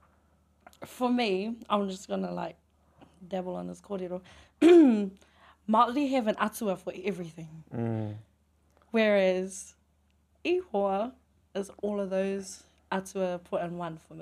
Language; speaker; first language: English; native; English